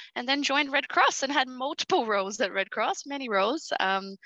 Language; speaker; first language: English; early bilingual, other home language; Portuguese